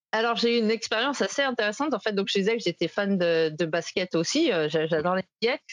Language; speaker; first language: French; native; French